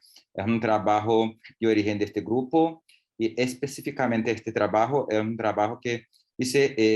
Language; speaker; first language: Spanish; non-native, learner; Portuguese